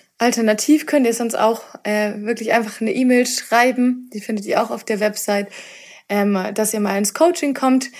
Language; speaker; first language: German; native; German